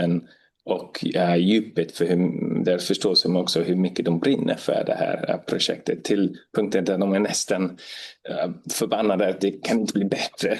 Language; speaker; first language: Swedish; non-native, fluent; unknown